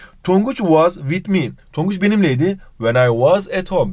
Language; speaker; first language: English; non-native, fluent; Turkish